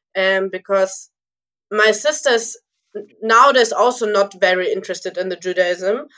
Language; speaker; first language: English; early bilingual, other home language; Russian